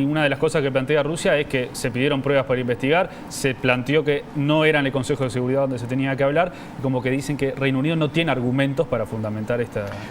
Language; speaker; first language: Spanish; native; Spanish